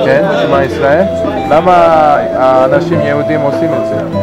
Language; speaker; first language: Hebrew; non-native, learner; Korean